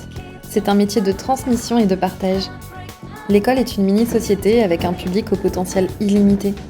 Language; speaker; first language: French; native; French